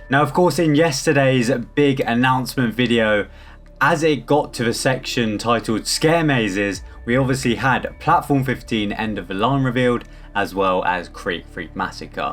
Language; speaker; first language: English; native; English